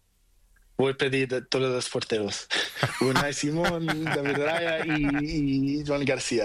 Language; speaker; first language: Spanish; non-native, learner; Portuguese